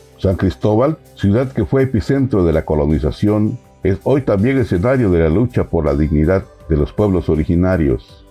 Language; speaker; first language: Spanish; native; Spanish